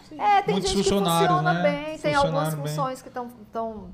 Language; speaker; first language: Portuguese; native; Portuguese